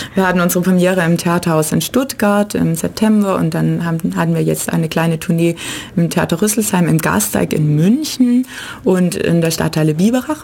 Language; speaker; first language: German; native; German